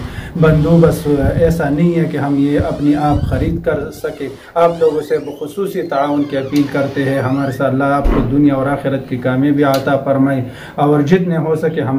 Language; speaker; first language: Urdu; non-native, local second language; Pashto